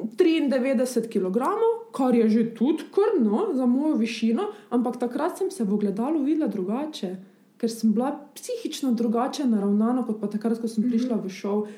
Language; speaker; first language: Slovenian; early bilingual, other home language; Bosnian